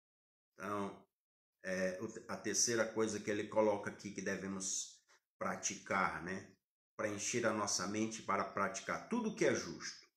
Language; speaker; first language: Portuguese; native; Portuguese